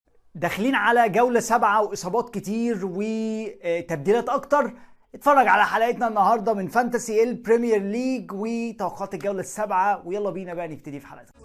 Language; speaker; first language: Arabic; native; Arabic